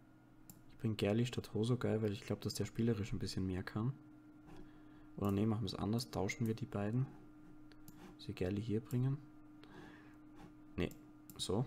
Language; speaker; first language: German; native; German